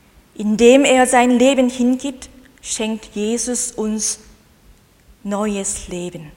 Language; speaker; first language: German; non-native, fluent; Korean